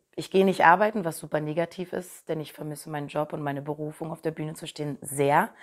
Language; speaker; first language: German; native; German